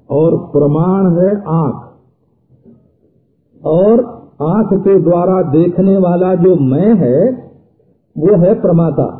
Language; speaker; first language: Hindi; native; Hindi